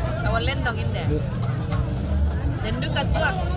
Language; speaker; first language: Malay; non-native, local second language; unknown